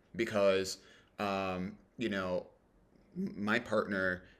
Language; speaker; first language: English; native; English